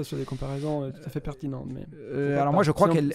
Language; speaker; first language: French; native; French